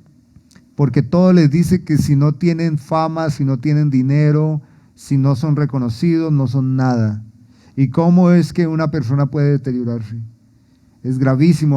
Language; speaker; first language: Spanish; native; Spanish